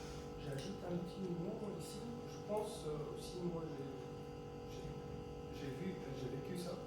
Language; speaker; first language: French; non-native, fluent; Arabic